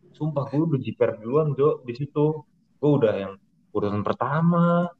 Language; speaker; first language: Indonesian; native; Indonesian